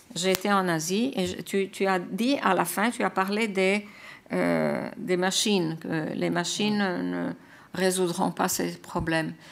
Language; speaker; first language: French; non-native, fluent; Croatian